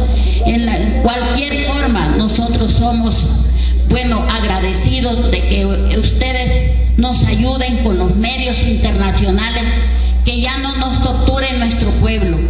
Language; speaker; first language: Spanish; native; Spanish